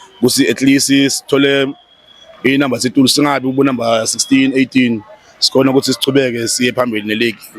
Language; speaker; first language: Zulu; non-native, local second language; Swati